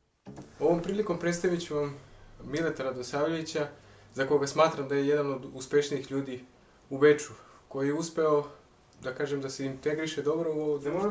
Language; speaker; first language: Serbian; native; Serbian